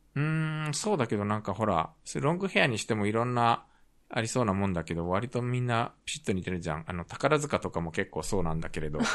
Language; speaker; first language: Japanese; native; Japanese